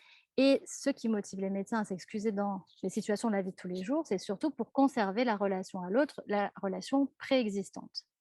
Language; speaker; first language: French; native; French